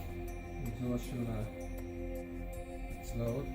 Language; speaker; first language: Hebrew; non-native, fluent; English